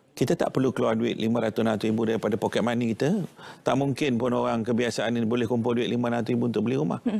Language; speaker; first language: Malay; native; Malay